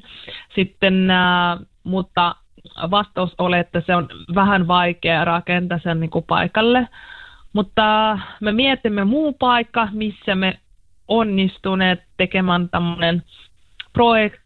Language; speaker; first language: Finnish; non-native, learner; Russian